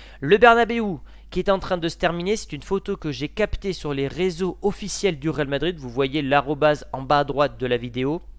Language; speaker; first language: French; native; French